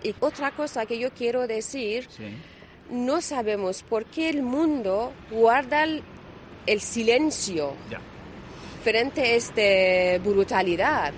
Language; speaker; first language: Spanish; non-native, learner; Persian